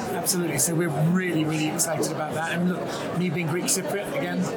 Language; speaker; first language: English; native; English